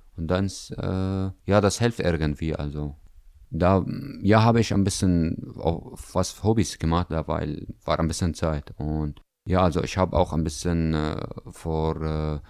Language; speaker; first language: German; non-native, learner; Arabic